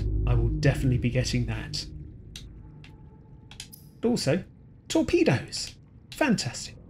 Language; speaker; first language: English; native; English